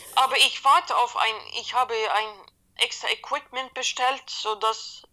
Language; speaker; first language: German; non-native, fluent; Swedish